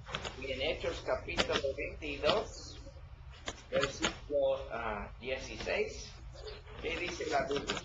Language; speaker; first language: Spanish; non-native, learner; English